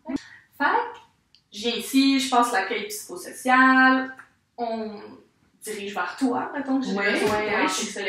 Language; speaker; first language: French; native; French